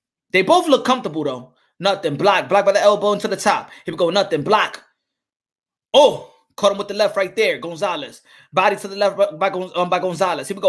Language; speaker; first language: English; early bilingual, other home language; Spanish